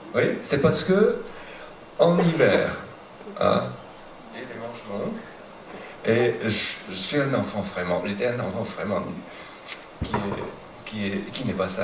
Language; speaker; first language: French; non-native, fluent; Chinese